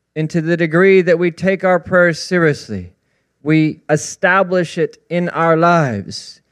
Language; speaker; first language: English; native; English